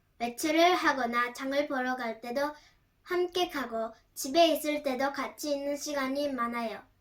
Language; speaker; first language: Korean; early bilingual, heritage; Korean